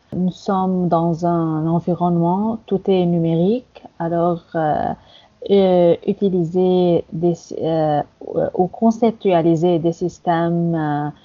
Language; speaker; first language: French; non-native, fluent; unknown